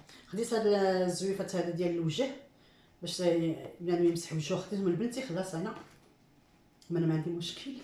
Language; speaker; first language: Arabic; native; Arabic